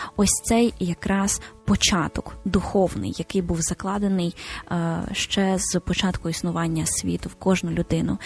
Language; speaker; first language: Ukrainian; native; Ukrainian